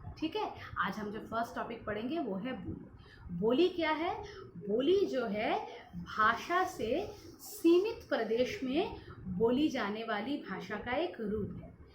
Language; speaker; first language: Hindi; non-native, local second language; Bangla